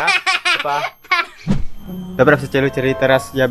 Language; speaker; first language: Polish; non-native, learner; Indonesian